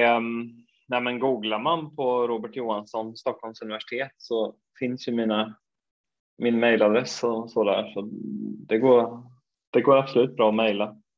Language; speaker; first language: Swedish; native; Swedish